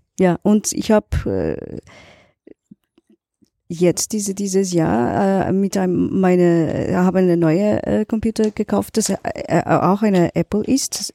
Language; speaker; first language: German; non-native, learner; Portuguese